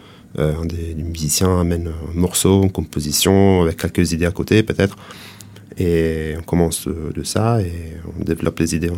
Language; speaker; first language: French; non-native, fluent; Italian